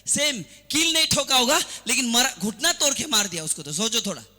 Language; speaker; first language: Hindi; non-native, local second language; Assamese